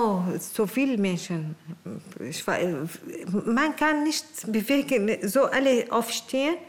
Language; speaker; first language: German; non-native, learner; Arabic